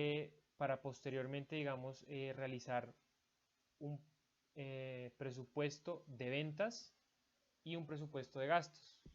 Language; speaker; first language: Spanish; native; Spanish